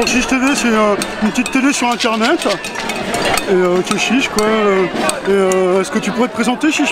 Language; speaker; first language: French; native; French